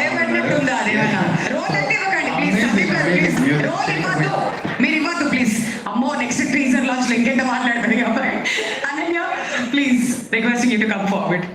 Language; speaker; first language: Telugu; native; Telugu